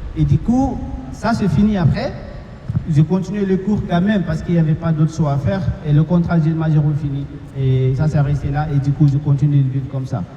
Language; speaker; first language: French; non-native, local second language; Fula